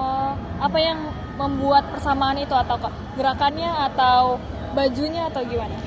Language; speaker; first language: Indonesian; native; Indonesian